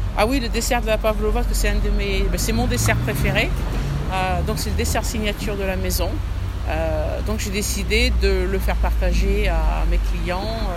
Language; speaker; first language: French; early bilingual, other home language; Arabic